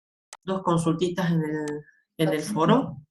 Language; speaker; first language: Spanish; native; Spanish